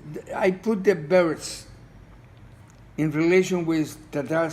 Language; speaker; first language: English; non-native, fluent; Spanish